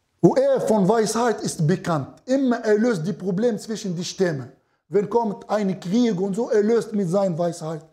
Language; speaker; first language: German; non-native, learner; Arabic